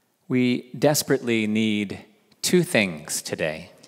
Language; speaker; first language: English; early bilingual, other home language; Korean